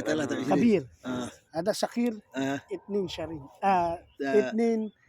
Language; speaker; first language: Arabic; non-native, learner; Filipino